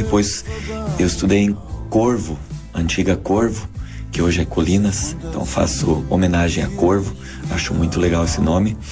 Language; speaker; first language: Portuguese; non-native, local second language; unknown